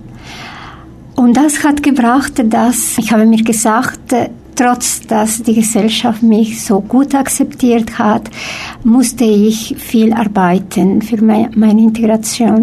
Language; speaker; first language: German; non-native, fluent; Spanish